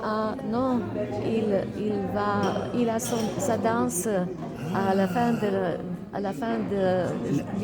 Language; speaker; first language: French; non-native, fluent; Slovenian